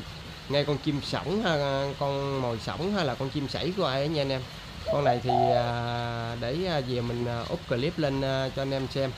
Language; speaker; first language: Vietnamese; native; Vietnamese